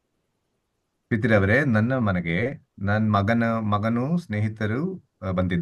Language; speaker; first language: Kannada; non-native, learner; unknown